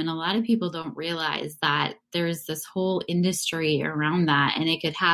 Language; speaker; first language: English; native; English